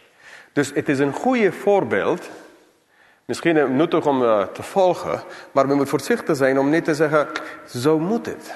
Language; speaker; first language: Dutch; non-native, fluent; English